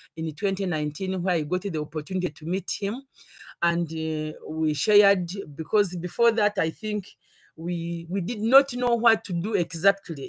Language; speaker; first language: English; non-native, local second language; Ganda